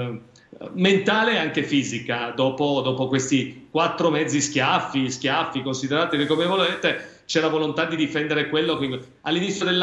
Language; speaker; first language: Italian; native; Italian